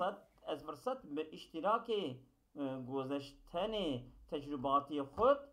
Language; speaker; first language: Persian; non-native, fluent; Kurdish